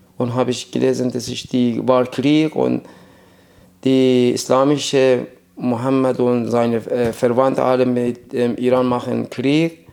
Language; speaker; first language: German; non-native, learner; Persian